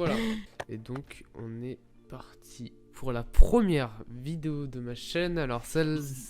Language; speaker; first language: French; native; French